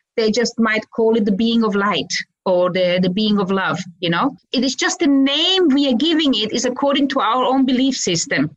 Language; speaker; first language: English; early bilingual, other home language; Croatian